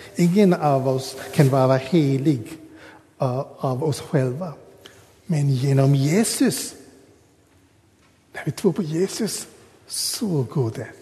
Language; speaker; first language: Swedish; non-native, fluent; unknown